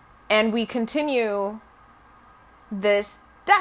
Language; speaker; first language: English; non-native, local second language; Bemba